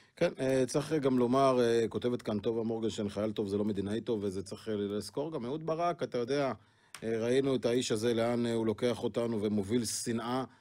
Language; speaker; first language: Hebrew; native; Hebrew